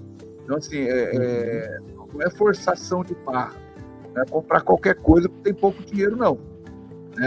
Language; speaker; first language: Portuguese; native; Portuguese